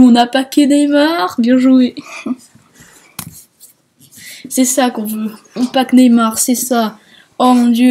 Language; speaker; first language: French; native; French